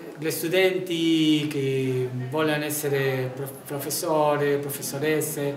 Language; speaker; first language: Italian; non-native, learner; Spanish